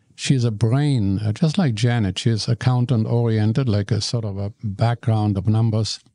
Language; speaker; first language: English; non-native, fluent; German